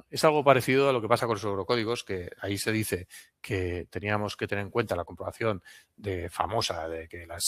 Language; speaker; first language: Spanish; non-native, local second language; Catalan